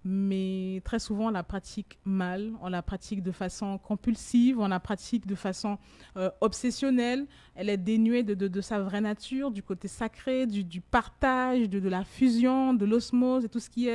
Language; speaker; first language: French; native; French